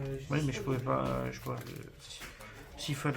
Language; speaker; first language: French; native; French